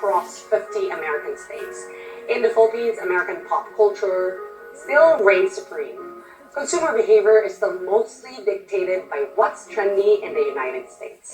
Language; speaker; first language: English; non-native, local second language; Filipino